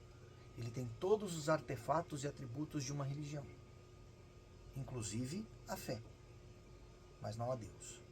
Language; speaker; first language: Portuguese; native; Portuguese